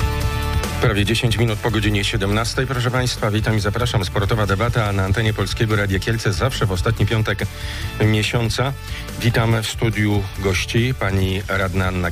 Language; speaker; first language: Polish; native; Polish